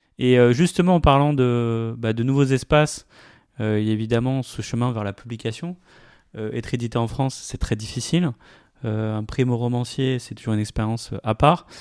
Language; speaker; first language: French; native; French